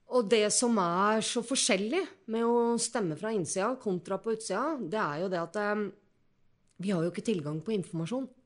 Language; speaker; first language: Norwegian; native; Norwegian